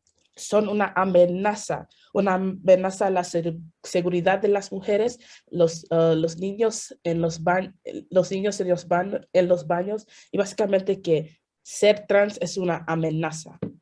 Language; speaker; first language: Spanish; non-native, fluent; English